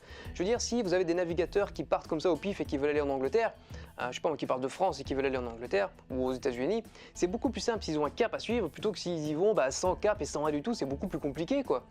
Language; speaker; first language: French; native; French